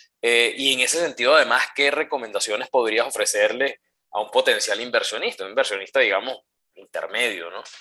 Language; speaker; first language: Spanish; native; Spanish